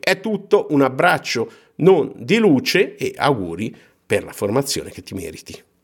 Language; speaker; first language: Italian; native; Italian